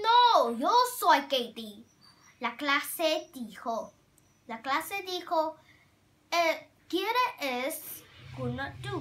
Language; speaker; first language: Spanish; non-native, learner; Vietnamese